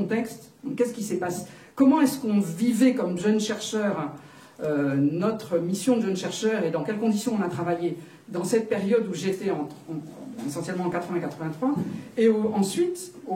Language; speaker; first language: French; native; French